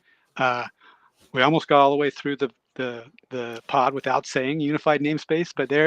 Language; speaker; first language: English; native; English